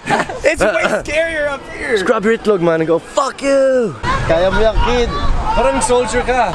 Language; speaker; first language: English; native; English